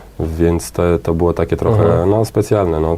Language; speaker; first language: Polish; early bilingual, heritage; Polish